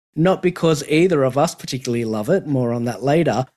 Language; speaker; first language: English; native; English